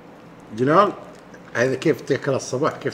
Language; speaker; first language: Arabic; non-native, fluent; Urdu